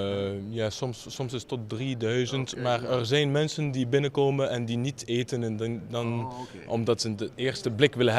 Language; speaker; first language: Dutch; non-native, fluent; French